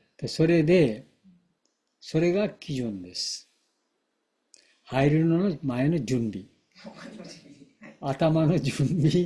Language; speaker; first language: Japanese; non-native, fluent; Bangla